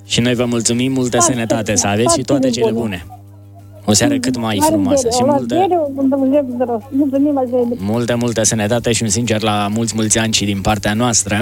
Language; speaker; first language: Romanian; native; Romanian